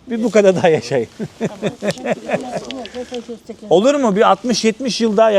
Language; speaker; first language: Turkish; native; Turkish